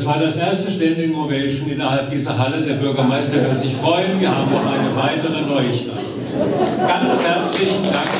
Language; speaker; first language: German; native; German